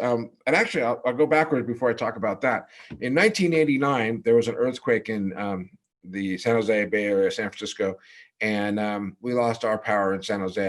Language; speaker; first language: English; native; English